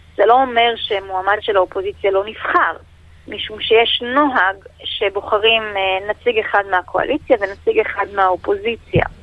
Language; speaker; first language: Hebrew; native; Hebrew